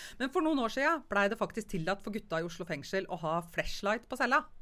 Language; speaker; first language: Norwegian; native; Norwegian